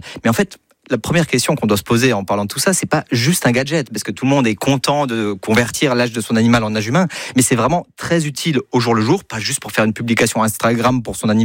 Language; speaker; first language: French; native; French